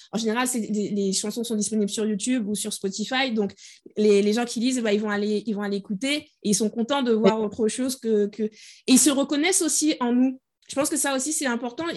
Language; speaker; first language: French; native; French